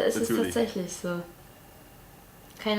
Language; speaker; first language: German; non-native, fluent; Latvian